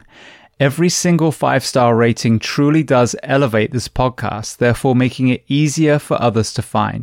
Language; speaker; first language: English; native; English